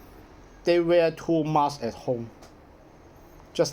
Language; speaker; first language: English; non-native, learner; Cantonese